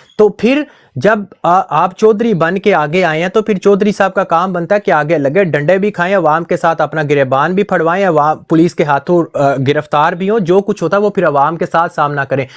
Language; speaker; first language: Urdu; non-native, local second language; Punjabi